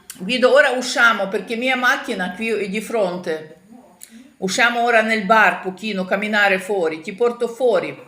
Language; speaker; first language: Italian; non-native, learner; Ukrainian